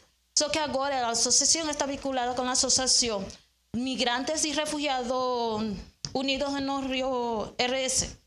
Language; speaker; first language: Portuguese; non-native, learner; Spanish